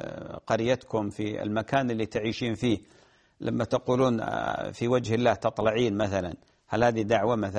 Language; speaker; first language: Arabic; native; Arabic